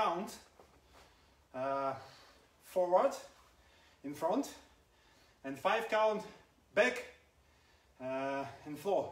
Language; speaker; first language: English; non-native, learner; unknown